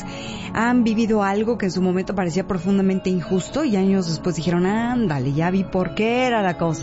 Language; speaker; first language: Spanish; native; Spanish